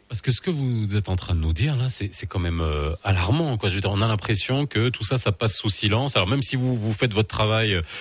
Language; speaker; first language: French; non-native, local second language; Arabic